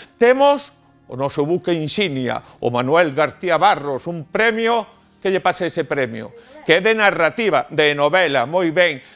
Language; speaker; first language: Galician; native; Galician